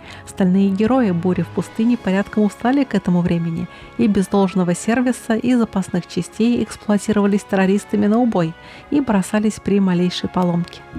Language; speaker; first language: Russian; native; Russian